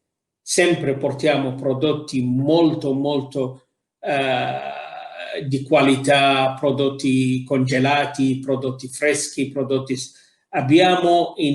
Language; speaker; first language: Italian; non-native, fluent; Arabic